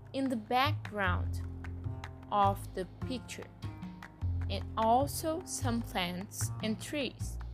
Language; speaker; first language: English; non-native, fluent; Portuguese